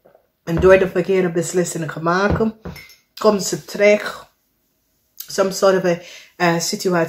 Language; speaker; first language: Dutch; non-native, fluent; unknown